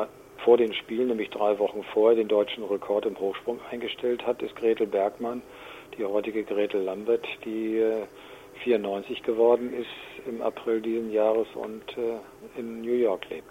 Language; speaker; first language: German; native; German